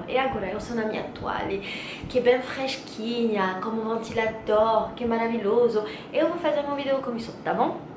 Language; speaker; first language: Portuguese; non-native, learner; French